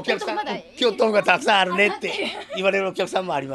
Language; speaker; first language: Japanese; native; Japanese